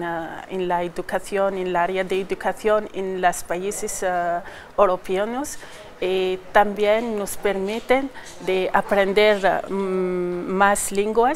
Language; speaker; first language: Spanish; non-native, learner; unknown